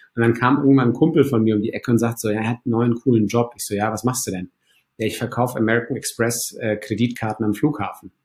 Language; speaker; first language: German; early bilingual, other home language; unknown